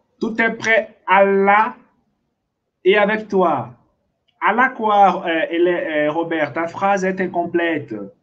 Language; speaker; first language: French; non-native, fluent; Portuguese